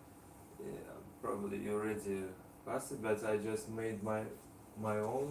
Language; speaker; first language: English; non-native, learner; Russian